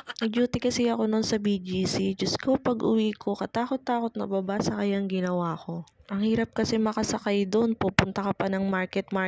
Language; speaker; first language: Filipino; native; Filipino